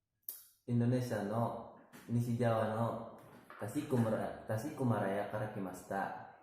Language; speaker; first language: Japanese; non-native, learner; Indonesian